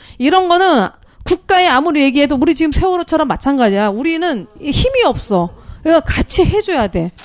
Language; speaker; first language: Korean; native; Korean